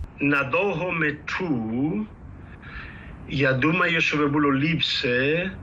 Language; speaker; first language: Ukrainian; non-native, fluent; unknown